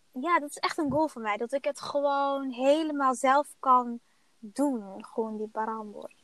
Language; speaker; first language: Dutch; early bilingual, other home language; Somali